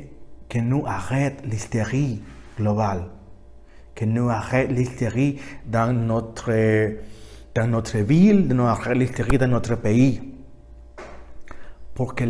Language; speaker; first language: French; non-native, learner; Spanish